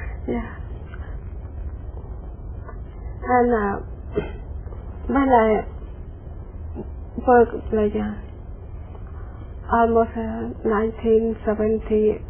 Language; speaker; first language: English; non-native, learner; Khmer